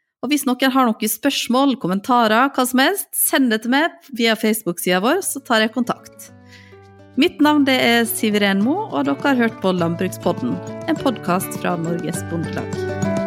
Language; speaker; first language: Norwegian; native; Norwegian